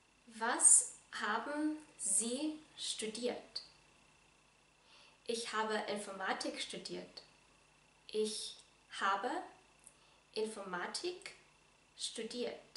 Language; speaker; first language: German; non-native, fluent; Vietnamese